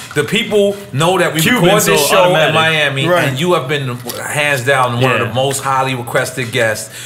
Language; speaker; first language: English; native; English